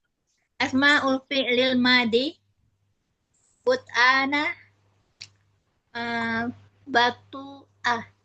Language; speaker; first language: Arabic; non-native, learner; Indonesian